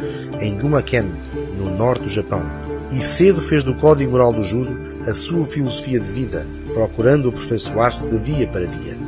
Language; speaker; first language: Portuguese; native; Portuguese